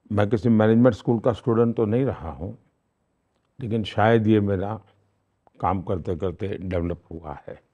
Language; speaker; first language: Hindi; non-native, local second language; Gujarati